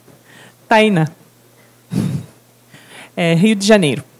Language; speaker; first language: Portuguese; non-native, fluent; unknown